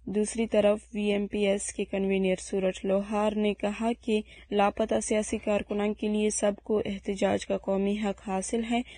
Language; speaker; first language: Urdu; non-native, local second language; Baluchi